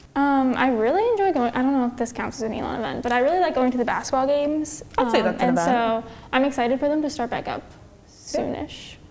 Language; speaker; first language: English; native; English